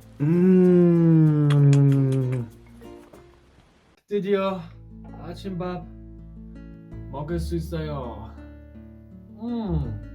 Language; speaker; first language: Korean; non-native, learner; German